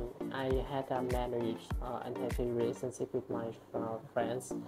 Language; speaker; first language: English; non-native, learner; Vietnamese